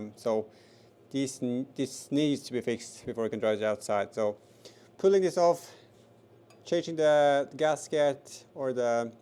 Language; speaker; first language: English; non-native, fluent; Norwegian